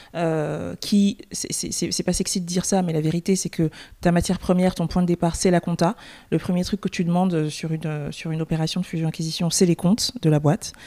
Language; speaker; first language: French; native; French